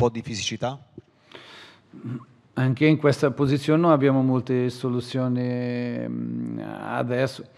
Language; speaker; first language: Italian; non-native, learner; Portuguese